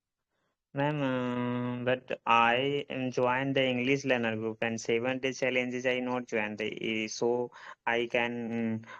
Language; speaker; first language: English; non-native, learner; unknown